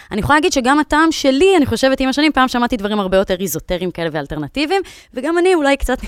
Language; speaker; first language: Hebrew; native; Hebrew